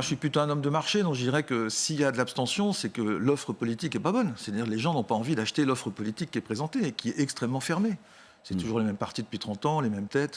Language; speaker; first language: French; native; French